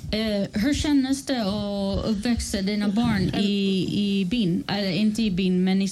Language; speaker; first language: Swedish; non-native, fluent; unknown